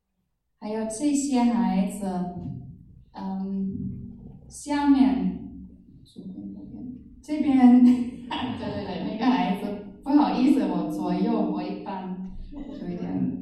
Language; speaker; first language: Chinese; non-native, fluent; German